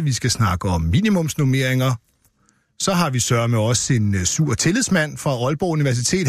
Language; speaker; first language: Danish; native; Danish